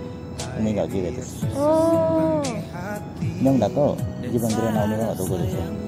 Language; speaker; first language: Japanese; non-native, fluent; Indonesian